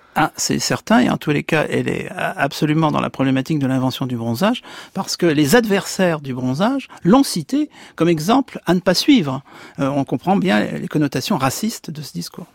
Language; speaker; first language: French; native; French